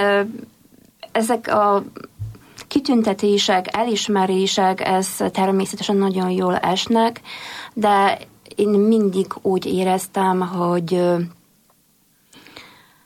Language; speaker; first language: Hungarian; non-native, fluent; Polish